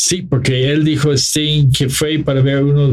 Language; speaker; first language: Spanish; non-native, fluent; English